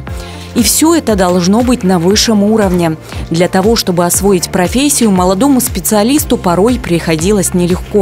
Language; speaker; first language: Russian; native; Russian